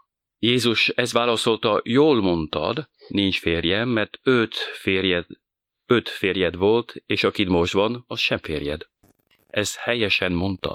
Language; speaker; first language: Hungarian; non-native, fluent; French